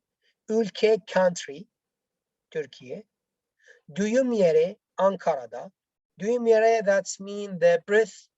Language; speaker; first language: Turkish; non-native, learner; Arabic